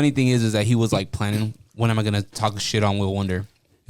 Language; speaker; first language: English; native; English